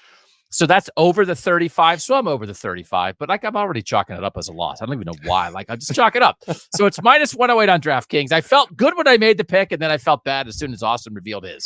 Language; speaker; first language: English; native; English